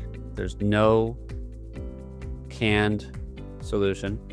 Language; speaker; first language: English; native; English